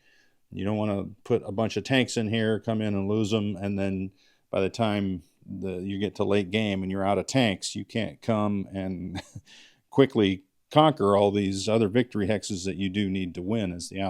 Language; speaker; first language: English; native; English